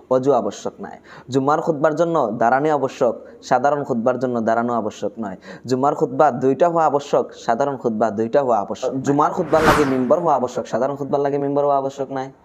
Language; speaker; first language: Bangla; non-native, local second language; Sylheti